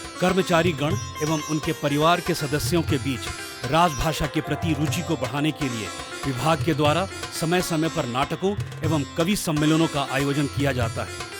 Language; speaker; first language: Hindi; native; Hindi